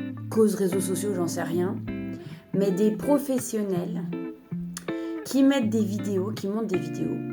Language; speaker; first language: French; native; French